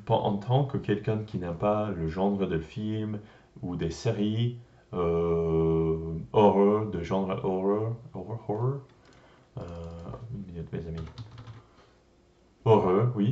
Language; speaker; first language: French; non-native, learner; English